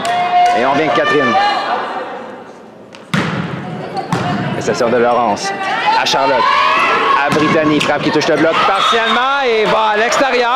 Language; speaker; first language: French; native; French